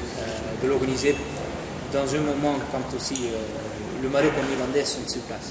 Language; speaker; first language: French; non-native, fluent; Dutch